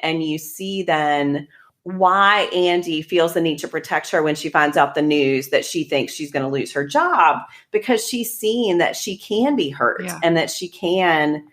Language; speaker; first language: English; native; English